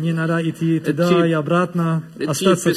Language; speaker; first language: Russian; non-native, learner; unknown